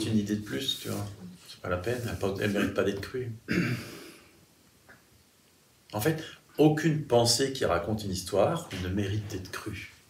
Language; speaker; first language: French; native; French